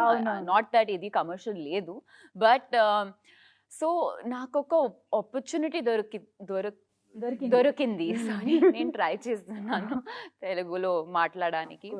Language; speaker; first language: Telugu; non-native, learner; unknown